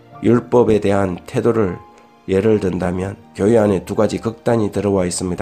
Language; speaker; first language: Korean; native; Korean